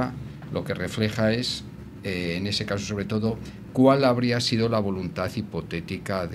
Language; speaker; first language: Spanish; native; Spanish